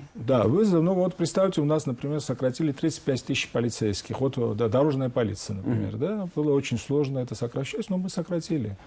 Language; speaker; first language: Russian; non-native, local second language; Georgian